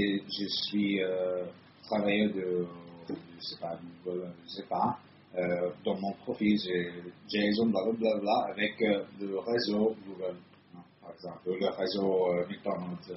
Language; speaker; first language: French; non-native, fluent; Italian